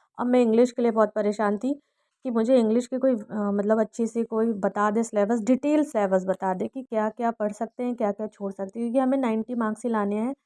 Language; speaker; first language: Hindi; native; Hindi